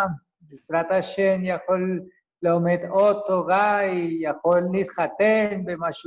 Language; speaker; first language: Hebrew; non-native, learner; Spanish